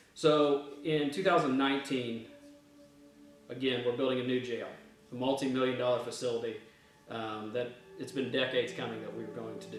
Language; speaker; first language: English; native; English